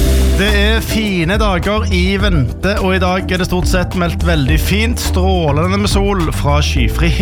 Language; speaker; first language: Norwegian; native; Norwegian